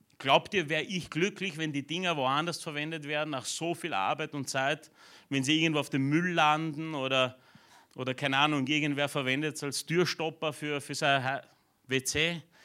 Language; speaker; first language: German; early bilingual, other home language; Romanian